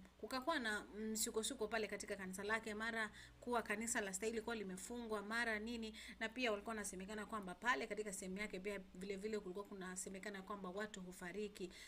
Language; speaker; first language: Swahili; native; Swahili